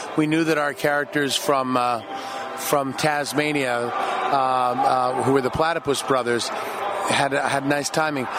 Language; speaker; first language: English; native; English